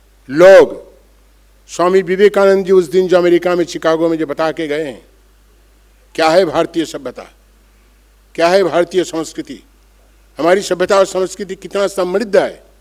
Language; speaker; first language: Hindi; non-native, local second language; Bangla